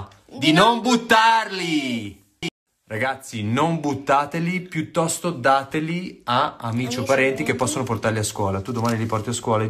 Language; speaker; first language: Italian; native; Italian